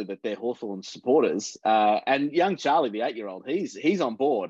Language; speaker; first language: English; native; English